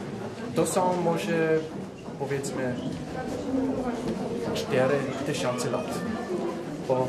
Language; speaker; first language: Polish; non-native, fluent; German